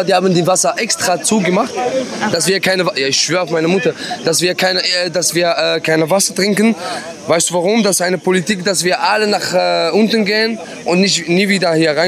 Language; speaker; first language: German; non-native, learner; Arabic